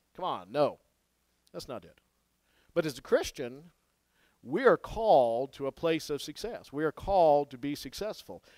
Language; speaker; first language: English; native; English